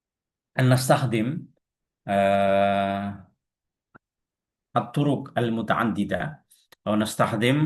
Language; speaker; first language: Arabic; non-native, fluent; Indonesian